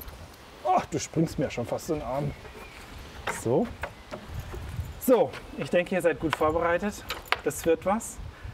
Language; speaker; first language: German; native; German